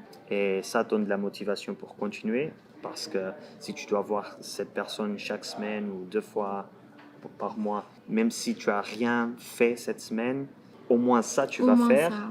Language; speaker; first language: French; non-native, fluent; Portuguese